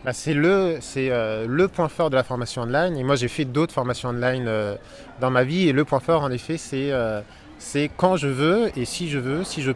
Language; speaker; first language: French; native; French